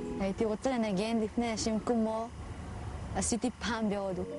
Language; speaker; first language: Hebrew; non-native, fluent; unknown